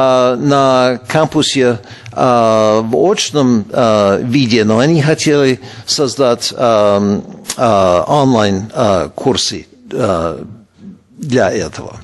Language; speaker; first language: Russian; non-native, fluent; English